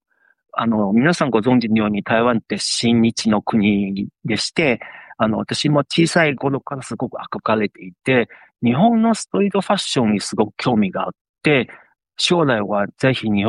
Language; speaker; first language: Japanese; non-native, fluent; Chinese